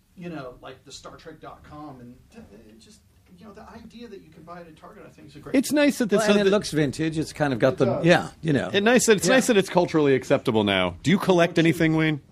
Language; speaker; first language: English; native; English